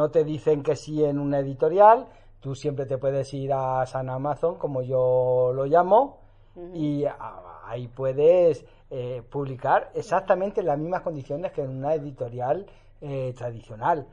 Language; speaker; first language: Spanish; native; Spanish